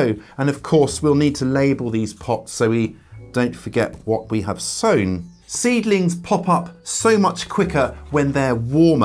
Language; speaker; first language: English; native; English